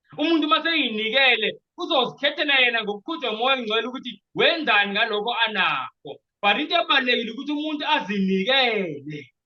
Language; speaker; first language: Zulu; native; Zulu